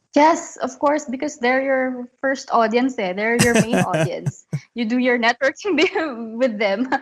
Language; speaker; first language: English; non-native, local second language; Filipino